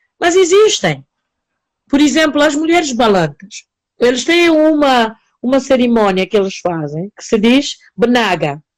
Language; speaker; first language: Portuguese; non-native, local second language; Upper Guinea Crioulo